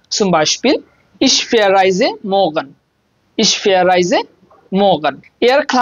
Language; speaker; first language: German; non-native, learner; Bangla